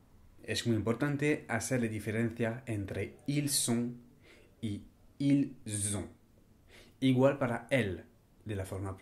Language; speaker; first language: Spanish; non-native, fluent; French